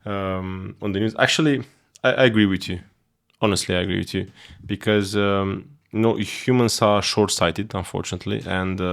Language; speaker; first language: English; non-native, fluent; Romanian